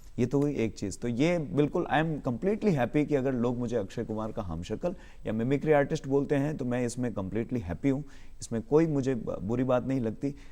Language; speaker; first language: Hindi; native; Hindi